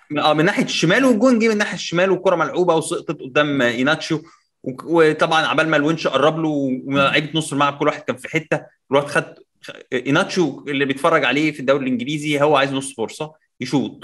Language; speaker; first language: Arabic; native; Arabic